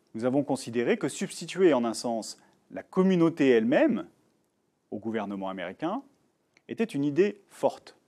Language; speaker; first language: French; native; French